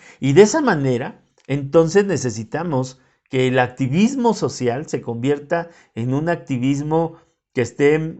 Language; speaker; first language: Spanish; native; Spanish